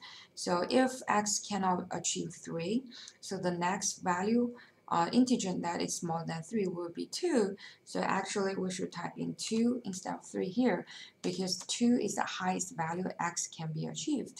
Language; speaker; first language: English; non-native, fluent; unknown